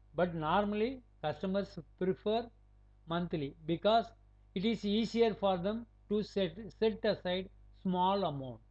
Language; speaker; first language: English; non-native, local second language; Tamil